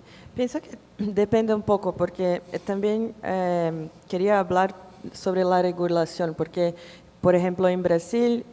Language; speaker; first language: Spanish; non-native, fluent; Portuguese